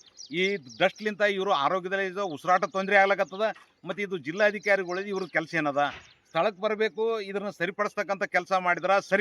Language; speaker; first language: Kannada; native; Kannada